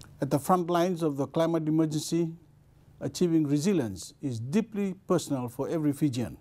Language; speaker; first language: English; non-native, local second language; Fijian